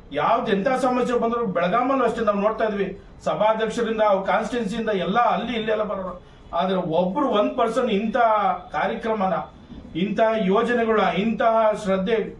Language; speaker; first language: Kannada; native; Kannada